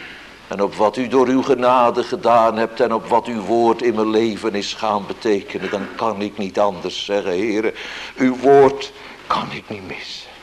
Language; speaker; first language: Dutch; native; Dutch